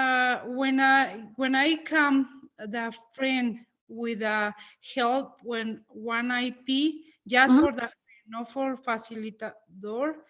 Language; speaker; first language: English; non-native, learner; Spanish